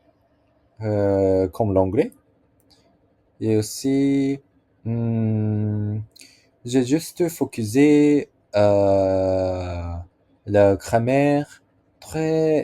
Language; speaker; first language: French; non-native, learner; Japanese